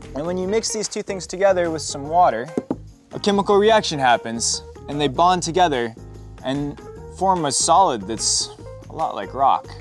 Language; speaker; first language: English; native; English